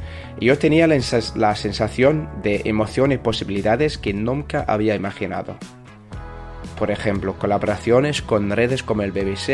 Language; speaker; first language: Spanish; non-native, learner; English